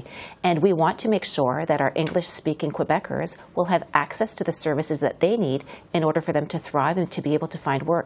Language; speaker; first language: English; native; English